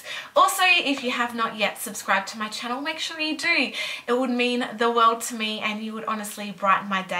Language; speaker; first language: English; native; English